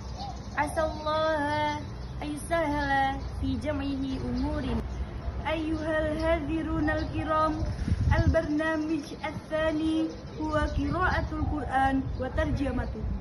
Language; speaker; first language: Arabic; non-native, learner; Indonesian